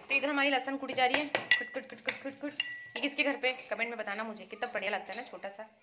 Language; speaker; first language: Hindi; native; Hindi